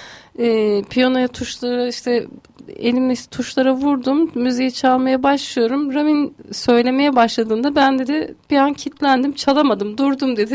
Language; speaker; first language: Turkish; native; Turkish